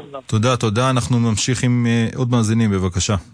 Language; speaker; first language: Hebrew; native; Hebrew